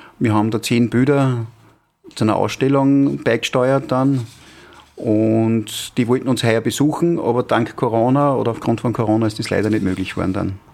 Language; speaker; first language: German; native; German